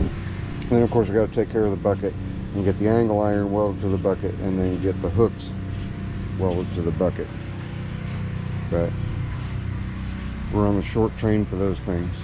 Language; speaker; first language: English; native; English